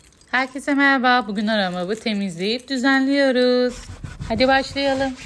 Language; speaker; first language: Turkish; native; Turkish